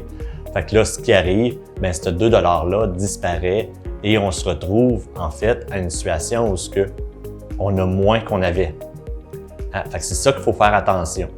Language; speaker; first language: French; native; French